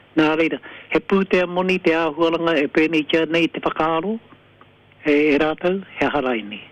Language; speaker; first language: Māori; native; Māori